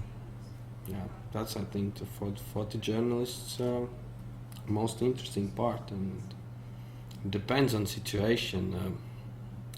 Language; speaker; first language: English; non-native, fluent; Latvian